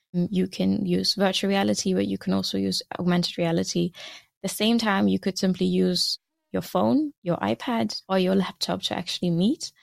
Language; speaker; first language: English; non-native, fluent; German